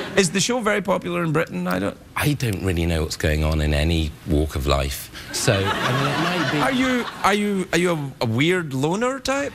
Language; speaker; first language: English; native; English